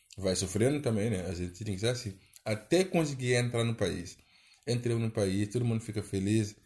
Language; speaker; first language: Portuguese; non-native, learner; Wolof